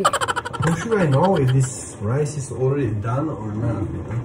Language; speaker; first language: English; non-native, fluent; Czech